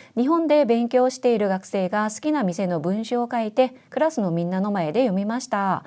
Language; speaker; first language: Japanese; non-native, fluent; Korean